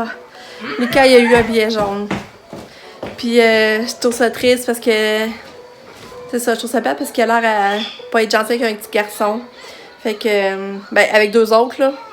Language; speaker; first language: French; native; French